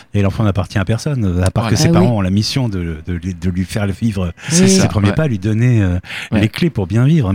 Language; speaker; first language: French; native; French